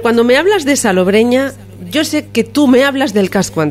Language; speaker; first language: Spanish; native; Spanish